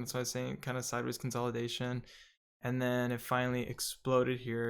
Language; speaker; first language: English; native; English